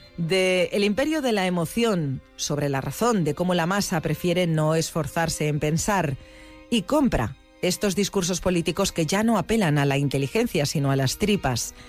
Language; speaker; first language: Spanish; native; Spanish